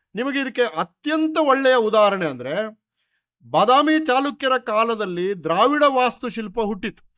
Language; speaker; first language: Kannada; non-native, local second language; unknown